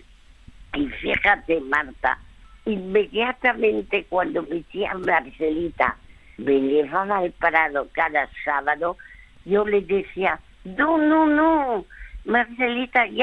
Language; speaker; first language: Spanish; early bilingual, other home language; French